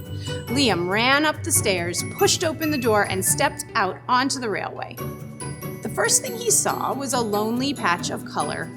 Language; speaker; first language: English; native; English